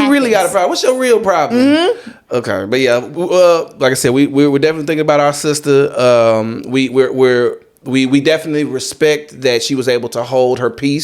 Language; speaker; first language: English; native; English